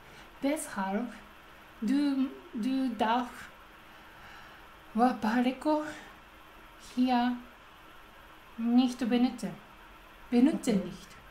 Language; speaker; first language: German; non-native, learner; Japanese